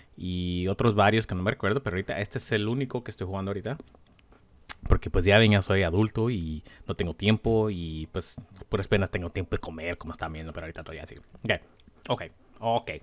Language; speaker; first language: Spanish; early bilingual, heritage; Spanish